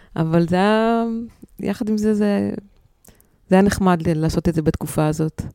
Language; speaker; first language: Hebrew; native; Hebrew